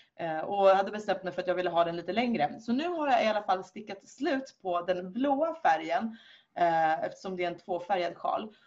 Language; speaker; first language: Swedish; native; Swedish